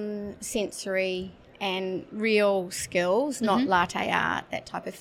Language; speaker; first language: English; native; English